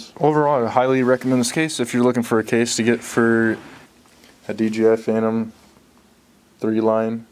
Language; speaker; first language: English; native; English